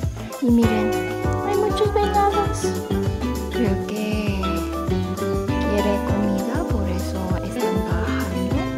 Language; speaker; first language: Spanish; non-native, fluent; Korean